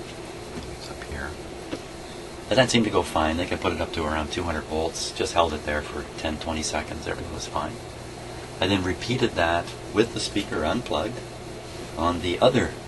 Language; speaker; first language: English; native; English